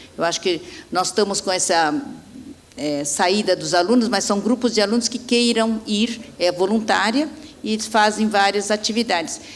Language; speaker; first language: Portuguese; native; Portuguese